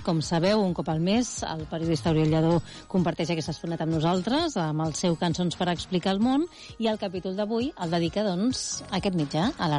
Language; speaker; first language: Catalan; native; Catalan